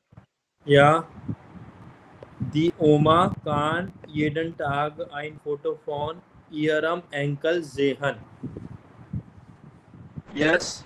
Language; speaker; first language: German; non-native, fluent; Hindi